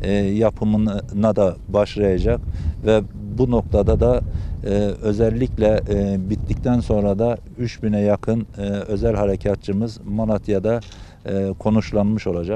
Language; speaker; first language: Turkish; native; Turkish